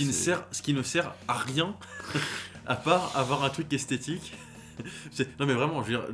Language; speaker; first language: French; native; French